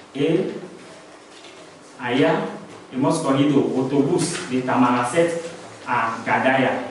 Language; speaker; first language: Spanish; non-native, learner; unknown